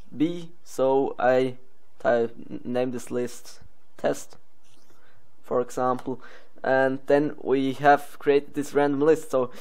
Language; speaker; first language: English; non-native, learner; Swiss German